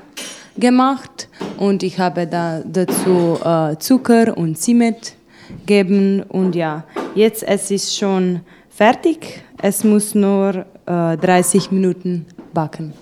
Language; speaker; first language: German; non-native, learner; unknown